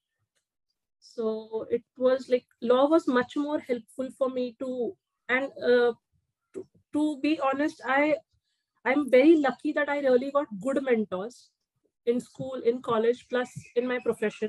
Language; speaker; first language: English; non-native, local second language; Marathi